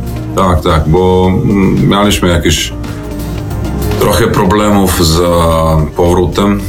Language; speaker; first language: Polish; non-native, learner; Serbian